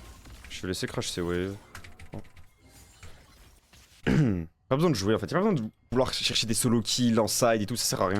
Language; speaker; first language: French; native; French